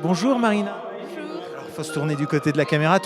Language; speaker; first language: French; native; French